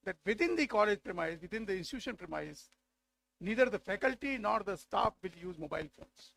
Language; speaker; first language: English; non-native, local second language; Marathi